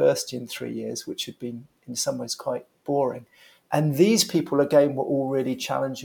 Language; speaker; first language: English; native; English